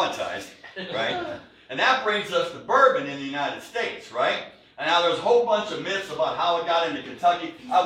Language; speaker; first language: English; native; English